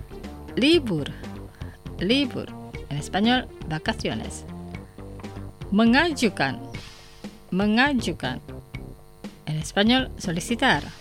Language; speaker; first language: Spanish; non-native, fluent; Indonesian